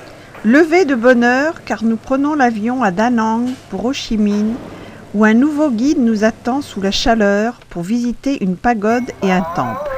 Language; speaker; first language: French; native; French